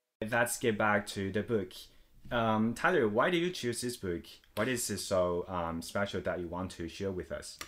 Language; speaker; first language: English; non-native, fluent; Chinese